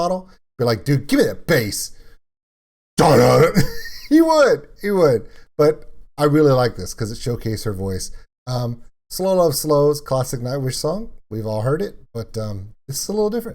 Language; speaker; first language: English; native; English